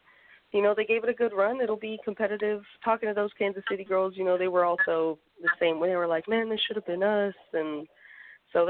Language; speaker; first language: English; native; English